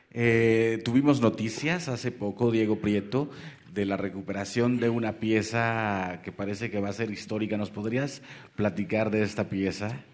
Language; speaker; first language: Spanish; non-native, local second language; Nahuatl languages